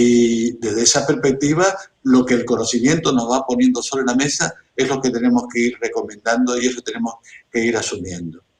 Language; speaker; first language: Spanish; native; Spanish